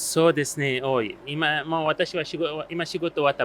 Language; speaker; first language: Japanese; non-native, learner; Arabic